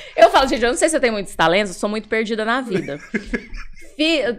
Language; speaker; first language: Portuguese; native; Portuguese